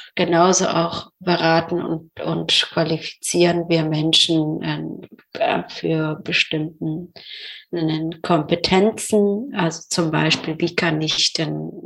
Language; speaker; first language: German; non-native, fluent; Persian